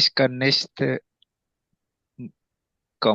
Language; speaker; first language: German; non-native, learner; Urdu